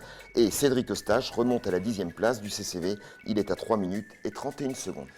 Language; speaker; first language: French; native; French